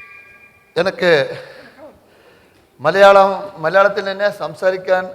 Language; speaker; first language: Malayalam; non-native, local second language; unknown